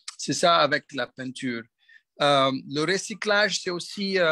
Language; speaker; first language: French; non-native, local second language; Arabic